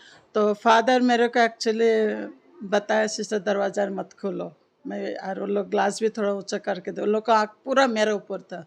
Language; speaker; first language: Hindi; non-native, local second language; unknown